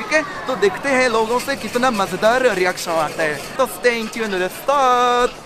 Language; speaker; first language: Hindi; non-native, fluent; Japanese